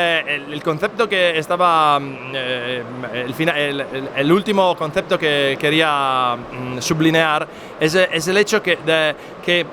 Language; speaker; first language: Spanish; non-native, fluent; Italian